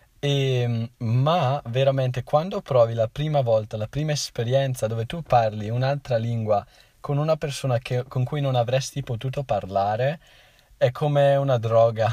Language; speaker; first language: Italian; native; Italian